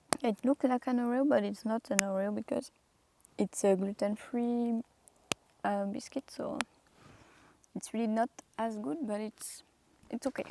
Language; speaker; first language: English; non-native, fluent; French